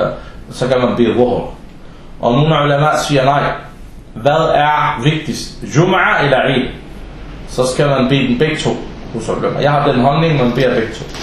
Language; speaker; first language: Danish; non-native, fluent; Arabic